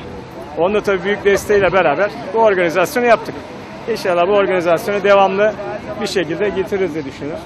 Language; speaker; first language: Turkish; native; Turkish